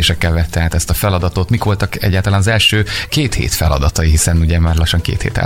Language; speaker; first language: Hungarian; native; Hungarian